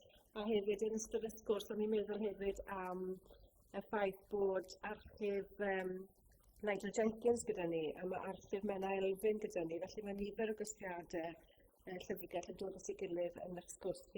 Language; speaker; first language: Welsh; native; Welsh